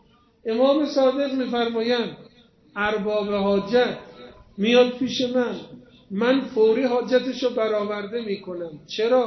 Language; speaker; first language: Persian; native; Persian